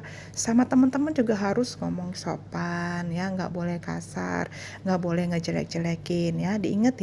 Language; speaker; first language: Indonesian; native; Indonesian